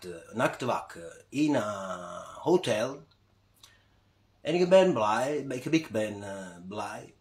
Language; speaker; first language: Dutch; non-native, learner; Italian